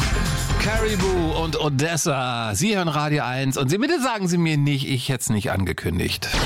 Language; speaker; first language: German; native; German